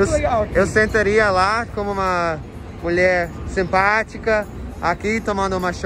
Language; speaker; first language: Portuguese; non-native, fluent; English